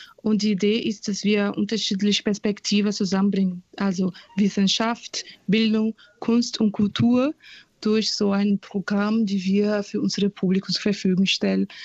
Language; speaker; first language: German; non-native, fluent; Portuguese